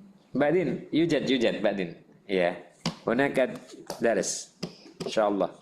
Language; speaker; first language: Arabic; non-native, fluent; Indonesian